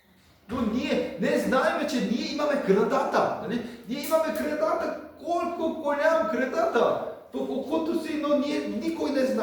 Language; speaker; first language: Bulgarian; non-native, learner; Korean